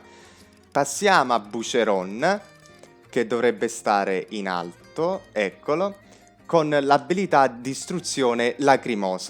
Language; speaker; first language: Italian; native; Italian